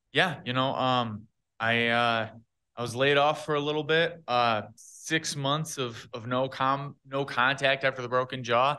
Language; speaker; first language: English; native; English